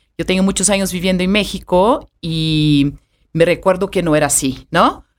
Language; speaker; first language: Spanish; non-native, fluent; Portuguese